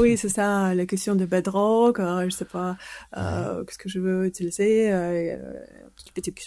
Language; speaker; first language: French; non-native, fluent; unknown